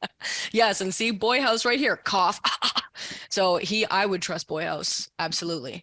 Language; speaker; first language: English; native; English